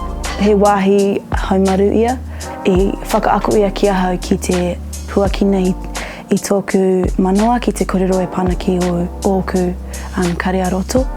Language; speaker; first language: Māori; non-native, local second language; English